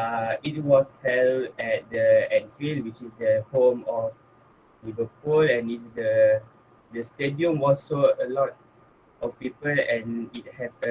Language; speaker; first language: English; non-native, local second language; Malay